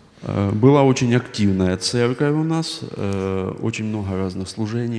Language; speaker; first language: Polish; non-native, learner; Russian